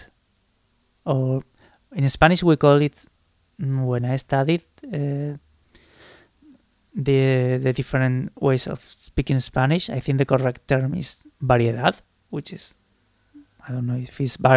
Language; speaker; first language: English; non-native, fluent; Spanish